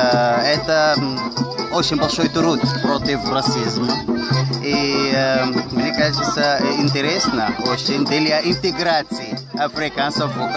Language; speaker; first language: Russian; non-native, fluent; Arabic